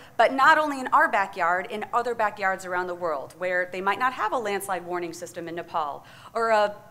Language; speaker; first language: English; native; English